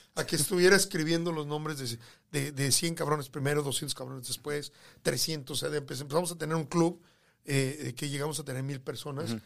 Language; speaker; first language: Spanish; native; Spanish